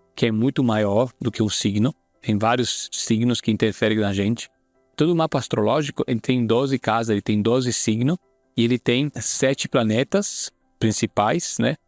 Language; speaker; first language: Portuguese; non-native, fluent; Italian